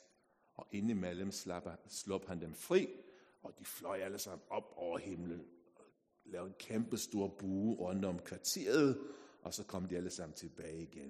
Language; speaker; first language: Danish; non-native, fluent; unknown